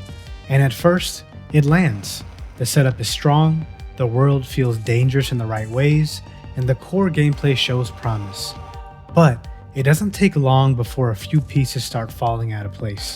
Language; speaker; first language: English; native; English